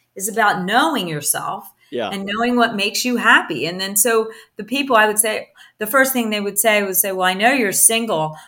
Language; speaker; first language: English; early bilingual, other home language; Italian